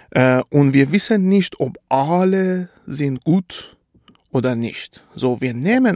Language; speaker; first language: German; non-native, fluent; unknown